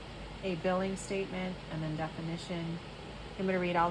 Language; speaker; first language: English; native; English